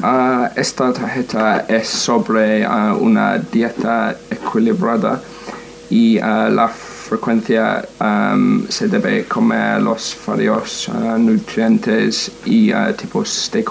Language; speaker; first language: Spanish; non-native, learner; English